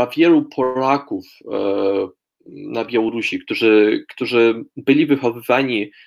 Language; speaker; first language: Polish; non-native, fluent; Russian